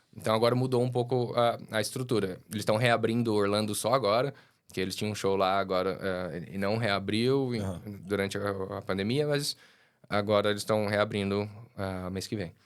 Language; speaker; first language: Portuguese; native; Portuguese